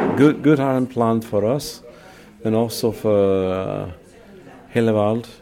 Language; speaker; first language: Swedish; non-native, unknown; English